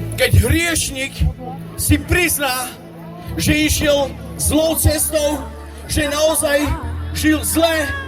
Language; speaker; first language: Slovak; non-native, local second language; Romany